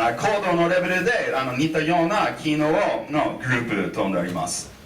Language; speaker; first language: Japanese; non-native, fluent; English